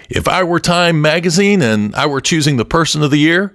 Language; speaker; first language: English; native; English